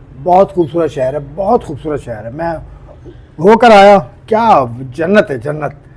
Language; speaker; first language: Urdu; native; Urdu